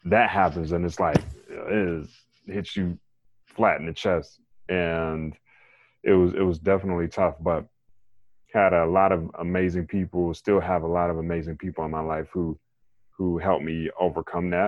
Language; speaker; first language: English; native; English